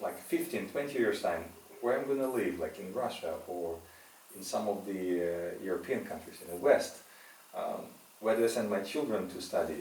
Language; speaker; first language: English; non-native, fluent; Russian